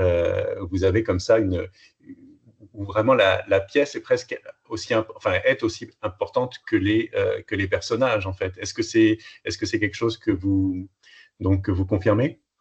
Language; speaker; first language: French; native; French